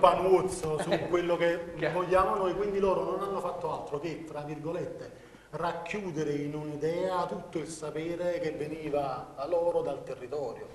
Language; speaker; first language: Italian; native; Italian